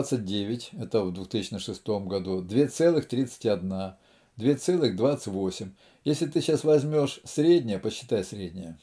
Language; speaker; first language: Russian; native; Russian